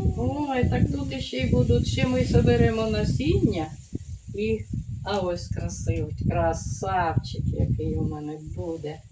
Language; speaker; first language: Ukrainian; native; Ukrainian